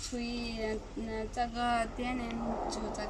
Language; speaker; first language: Chinese; non-native, learner; Nepali